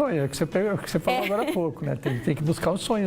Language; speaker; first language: Portuguese; native; Portuguese